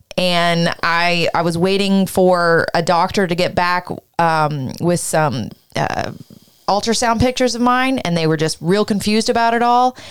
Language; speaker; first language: English; native; English